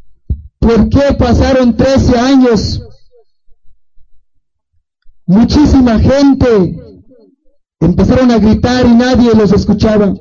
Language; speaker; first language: Spanish; non-native, local second language; Tzotzil